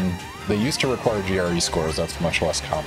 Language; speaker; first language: English; native; English